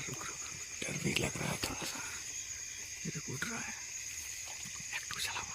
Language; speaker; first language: Hindi; non-native, local second language; Bangla